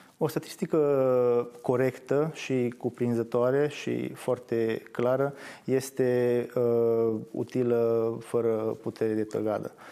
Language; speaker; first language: Romanian; non-native, local second language; Hungarian